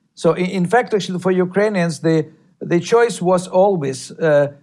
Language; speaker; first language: English; non-native, fluent; Russian